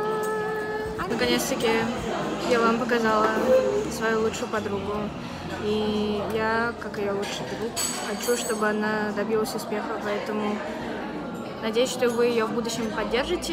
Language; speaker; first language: Russian; native; Russian